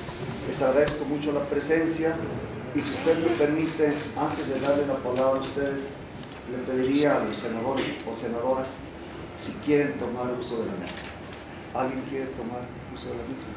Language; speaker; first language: Spanish; native; Spanish